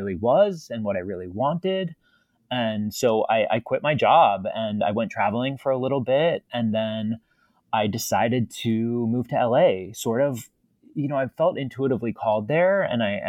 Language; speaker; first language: English; native; English